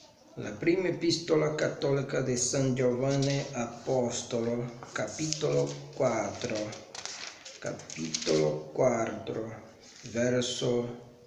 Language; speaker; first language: Italian; non-native, learner; Portuguese